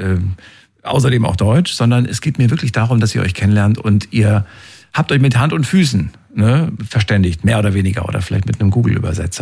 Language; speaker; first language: German; native; German